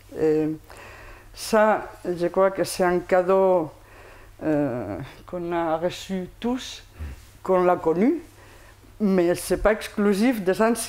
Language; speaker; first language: French; non-native, fluent; Spanish